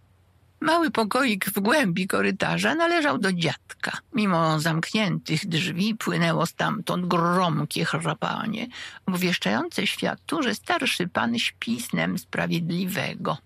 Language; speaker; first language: Polish; native; Polish